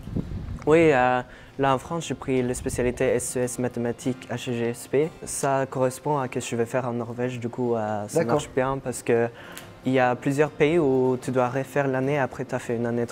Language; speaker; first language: French; non-native, fluent; Norwegian